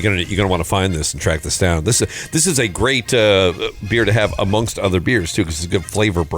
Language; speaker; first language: English; native; English